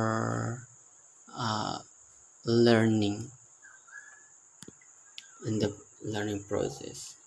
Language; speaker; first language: English; non-native, learner; Indonesian